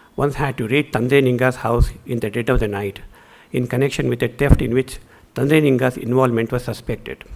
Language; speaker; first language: English; non-native, local second language; Kannada